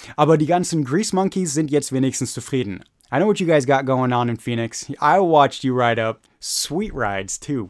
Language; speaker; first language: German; non-native, fluent; English